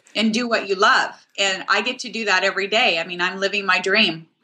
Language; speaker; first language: English; native; English